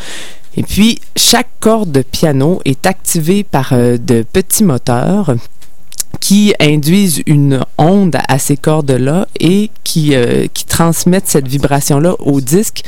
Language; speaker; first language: French; native; French